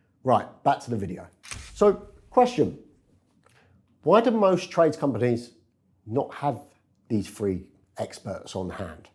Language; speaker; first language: English; native; English